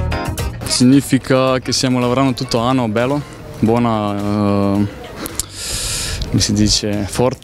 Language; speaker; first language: Italian; non-native, learner; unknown